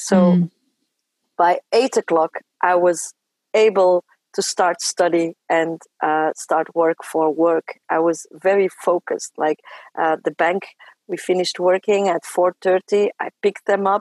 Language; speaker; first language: English; non-native, fluent; French